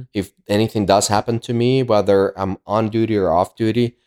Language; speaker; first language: English; early bilingual, other home language; Ukrainian